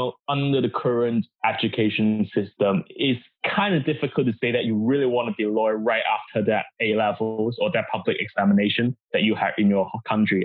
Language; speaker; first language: English; non-native, local second language; Cantonese